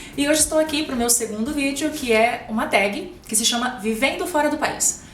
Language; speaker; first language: Portuguese; native; Portuguese